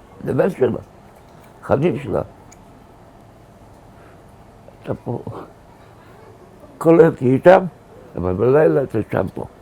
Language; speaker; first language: Hebrew; early bilingual, other home language; Arabic